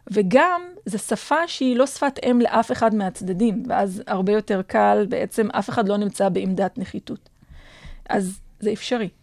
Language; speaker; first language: Hebrew; non-native, fluent; Adyghe